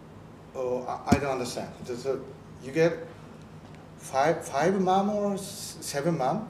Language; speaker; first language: English; non-native, learner; Japanese